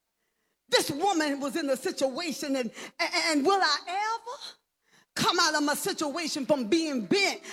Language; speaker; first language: English; native; English